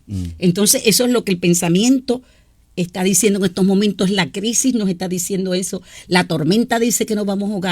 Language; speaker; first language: Spanish; native; Spanish